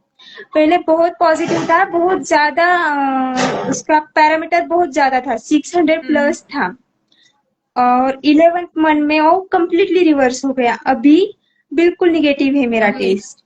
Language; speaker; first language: Hindi; native; Hindi